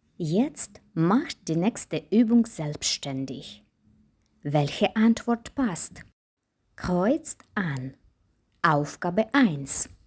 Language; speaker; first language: German; non-native, fluent; Ukrainian